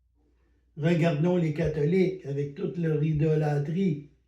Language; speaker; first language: French; native; French